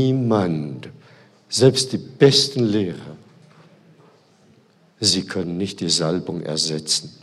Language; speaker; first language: German; non-native, fluent; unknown